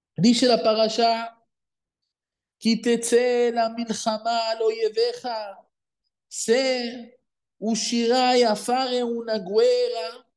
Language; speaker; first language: Italian; non-native, fluent; Spanish